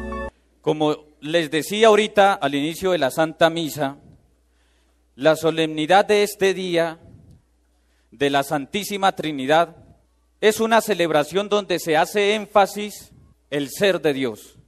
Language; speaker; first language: Spanish; native; Spanish